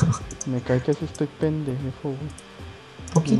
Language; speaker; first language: Spanish; native; Spanish